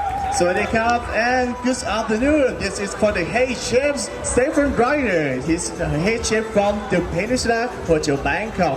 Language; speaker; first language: English; non-native, learner; Thai